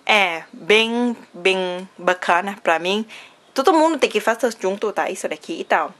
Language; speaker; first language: Portuguese; non-native, learner; Thai